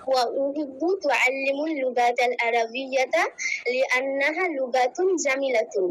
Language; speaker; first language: Arabic; non-native, learner; Bangla